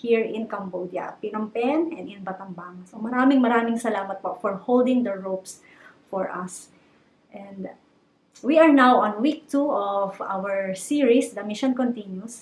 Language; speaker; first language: English; non-native, local second language; Filipino